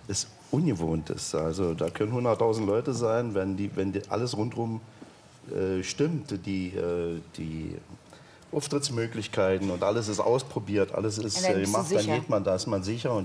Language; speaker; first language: German; native; German